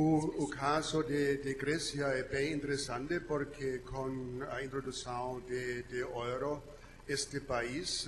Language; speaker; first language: Portuguese; non-native, fluent; German